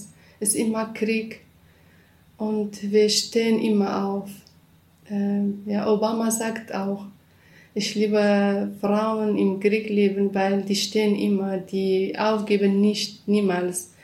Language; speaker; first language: German; non-native, learner; Kurdish